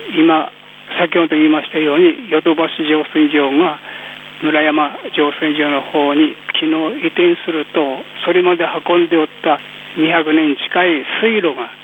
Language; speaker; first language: Japanese; native; Japanese